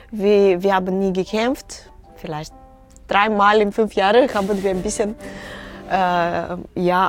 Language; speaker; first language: German; non-native, learner; Russian